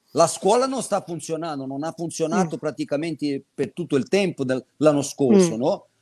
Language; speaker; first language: Italian; non-native, fluent; Portuguese